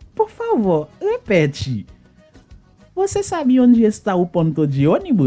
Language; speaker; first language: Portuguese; non-native, fluent; Haitian Creole